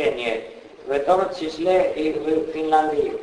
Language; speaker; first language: Russian; non-native, fluent; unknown